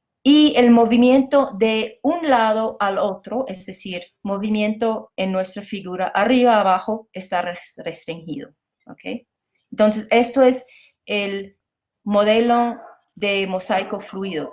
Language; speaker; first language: Spanish; non-native, fluent; English